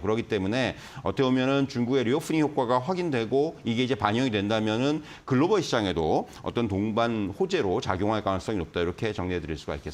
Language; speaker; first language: Korean; native; Korean